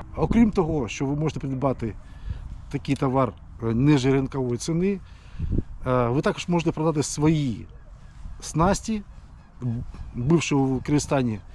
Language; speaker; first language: Ukrainian; non-native, local second language; Russian